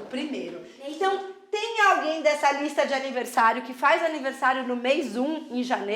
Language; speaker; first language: Portuguese; native; Portuguese